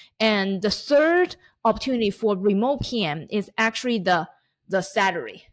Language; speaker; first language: English; non-native, fluent; Chinese